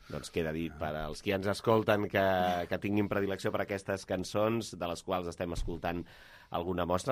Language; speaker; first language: Catalan; native; Catalan